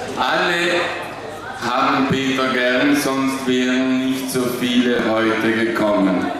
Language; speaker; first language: German; non-native, fluent; Italian